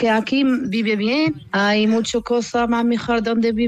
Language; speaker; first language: Spanish; non-native, learner; Arabic